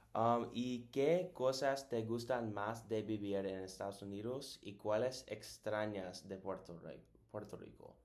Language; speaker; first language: Spanish; non-native, learner; English